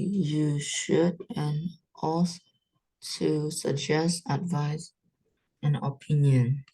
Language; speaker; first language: English; non-native, learner; Vietnamese